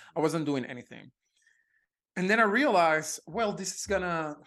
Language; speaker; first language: English; non-native, fluent; Spanish